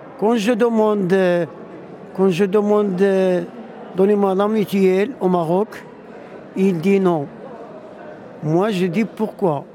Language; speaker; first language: French; non-native, local second language; Arabic